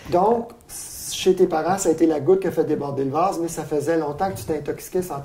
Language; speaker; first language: French; native; French